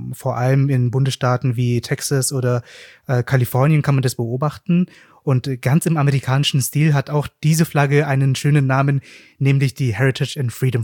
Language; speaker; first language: German; native; German